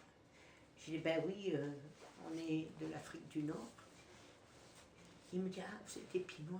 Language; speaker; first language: French; native; French